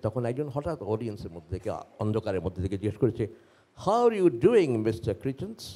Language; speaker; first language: Bangla; native; Bangla